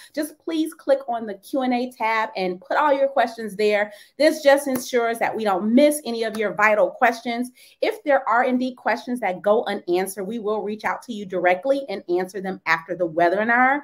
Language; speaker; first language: English; native; English